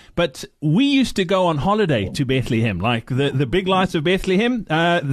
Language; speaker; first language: English; native; English